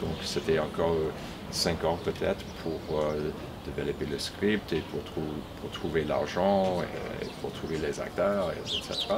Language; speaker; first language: French; non-native, fluent; English